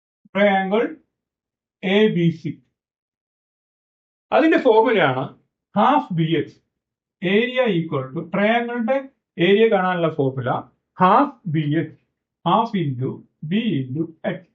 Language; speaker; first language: Malayalam; native; Malayalam